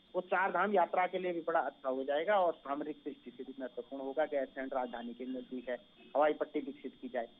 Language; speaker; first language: Hindi; native; Hindi